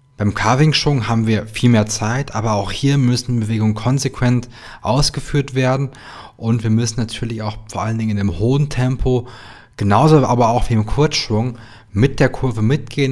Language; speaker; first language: German; native; German